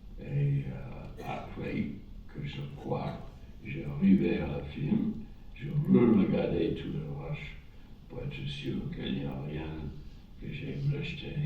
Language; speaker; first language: French; non-native, fluent; English